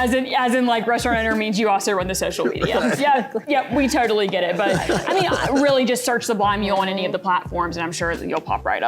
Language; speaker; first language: English; native; English